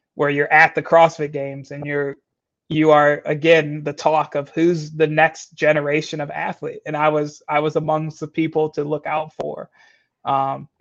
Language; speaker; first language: English; native; English